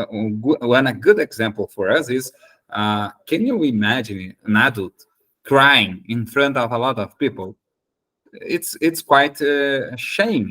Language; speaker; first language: English; non-native, fluent; Portuguese